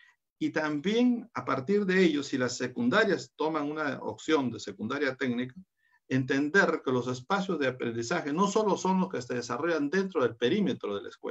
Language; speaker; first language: Spanish; native; Spanish